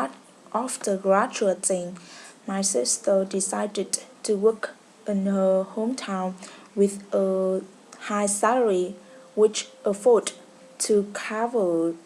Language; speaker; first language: English; non-native, learner; Vietnamese